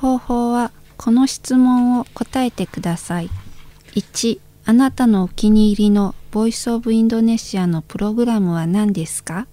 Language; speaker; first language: Japanese; non-native, fluent; Indonesian